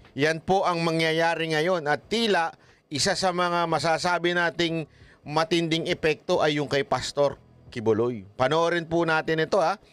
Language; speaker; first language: Filipino; native; Filipino